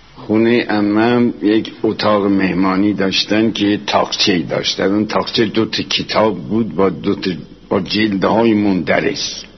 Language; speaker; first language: Persian; non-native, local second language; Azerbaijani